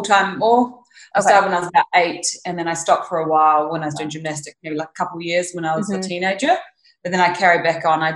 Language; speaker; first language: English; native; English